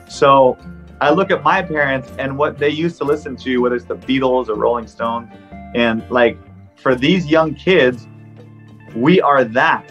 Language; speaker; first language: English; non-native, local second language; French